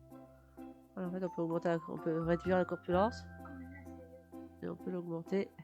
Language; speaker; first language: French; native; French